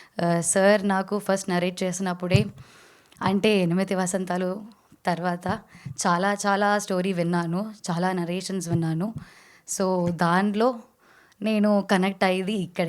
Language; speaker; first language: Telugu; non-native, learner; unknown